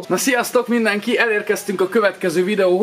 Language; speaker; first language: Hungarian; native; Hungarian